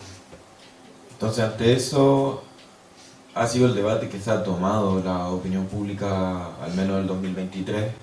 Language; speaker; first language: Spanish; native; Spanish